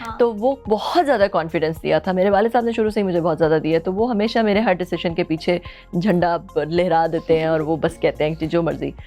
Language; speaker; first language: Urdu; native; Urdu